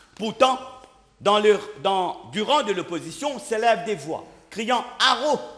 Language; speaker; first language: French; non-native, local second language; Morisyen